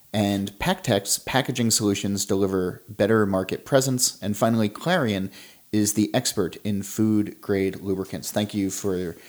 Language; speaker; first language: English; native; English